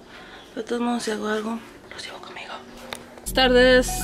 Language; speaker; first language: Spanish; early bilingual, heritage; Spanish